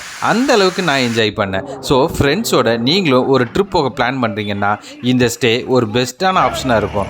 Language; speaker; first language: Tamil; native; Tamil